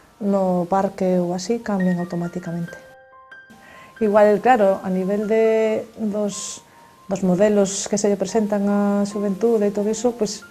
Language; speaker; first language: Galician; non-native, local second language; Spanish